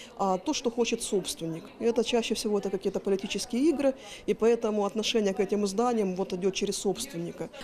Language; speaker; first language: Russian; native; Russian